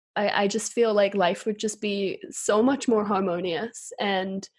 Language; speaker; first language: English; native; English